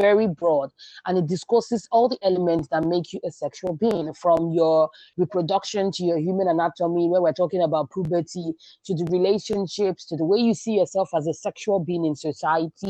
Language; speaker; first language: English; non-native, local second language; Igbo